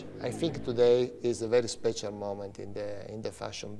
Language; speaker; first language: English; non-native, learner; Italian